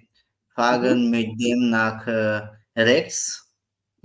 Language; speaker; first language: German; non-native, learner; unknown